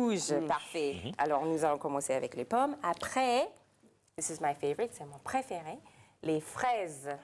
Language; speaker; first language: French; non-native, fluent; English